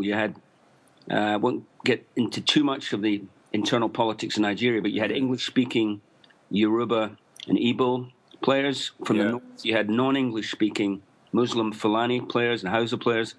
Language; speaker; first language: English; native; English